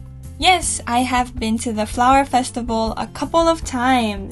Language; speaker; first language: English; non-native, fluent; Japanese